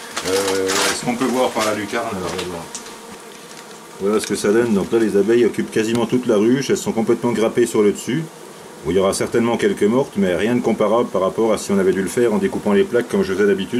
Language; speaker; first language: French; native; French